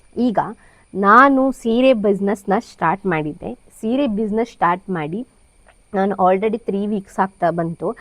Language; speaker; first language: Kannada; non-native, local second language; Konkani